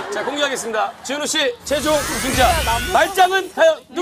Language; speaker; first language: Korean; native; Korean